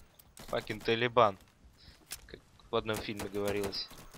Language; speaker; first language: Russian; native; Russian